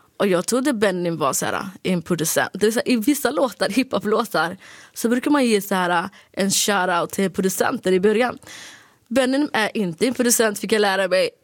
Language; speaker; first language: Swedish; early bilingual, other home language; Turkish